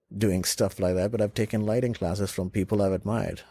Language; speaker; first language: English; non-native, local second language; Urdu